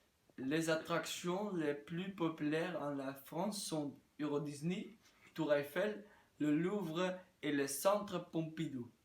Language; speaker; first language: French; non-native, learner; Dutch